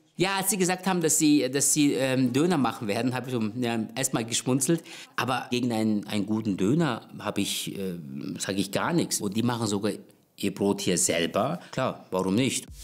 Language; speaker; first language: German; early bilingual, other home language; Turkish